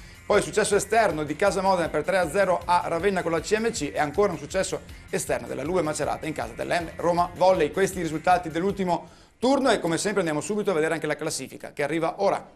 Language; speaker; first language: Italian; native; Italian